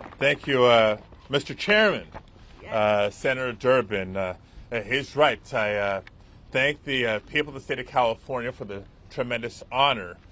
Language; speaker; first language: English; early bilingual, other home language; Spanish